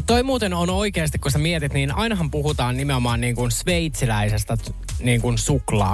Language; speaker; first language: Finnish; native; Finnish